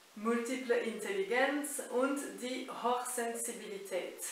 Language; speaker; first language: German; non-native, fluent; French